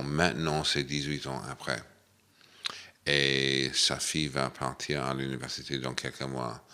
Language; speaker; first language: French; non-native, fluent; English